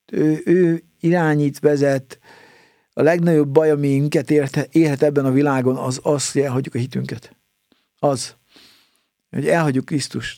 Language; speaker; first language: Hungarian; native; Hungarian